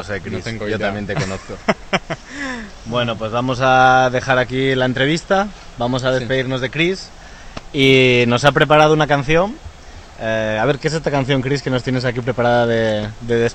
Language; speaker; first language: Spanish; native; Spanish